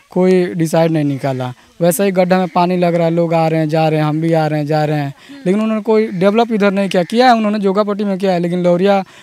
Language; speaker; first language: Hindi; native; Hindi